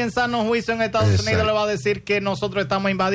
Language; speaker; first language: Spanish; native; Spanish